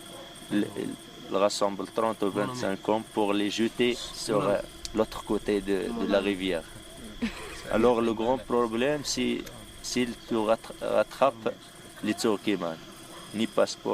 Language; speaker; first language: French; non-native, local second language; Arabic